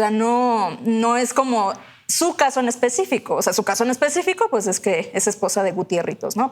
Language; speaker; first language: Spanish; native; Spanish